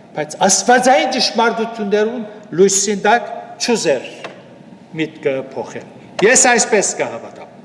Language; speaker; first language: Armenian; native; Armenian